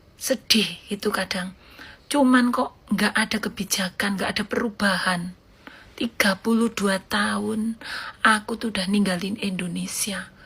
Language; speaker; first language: Indonesian; native; Indonesian